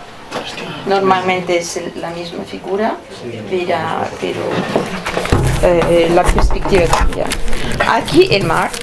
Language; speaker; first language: Spanish; non-native, fluent; Russian